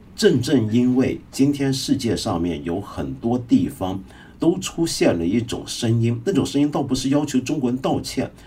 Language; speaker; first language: Chinese; non-native, local second language; Cantonese